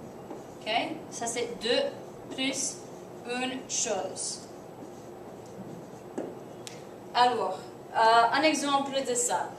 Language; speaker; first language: French; non-native, fluent; English